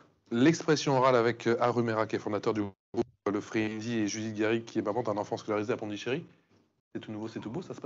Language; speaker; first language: French; native; French